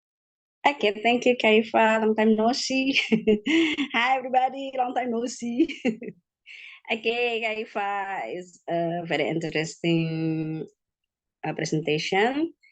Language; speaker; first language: English; non-native, learner; Indonesian